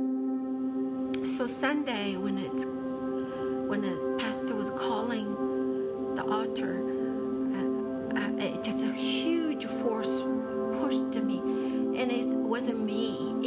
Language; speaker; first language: English; non-native, fluent; Chinese